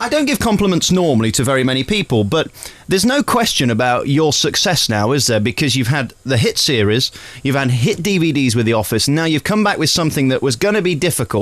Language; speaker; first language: English; native; English